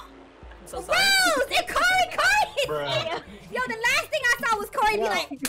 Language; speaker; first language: English; native; English